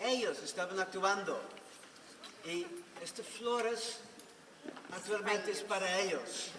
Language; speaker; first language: Spanish; non-native, learner; Dutch